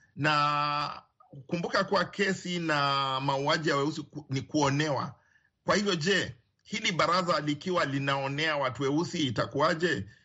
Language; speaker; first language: Swahili; non-native, local second language; Luyia